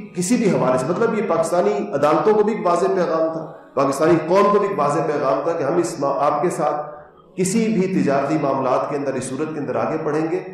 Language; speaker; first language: Urdu; native; Urdu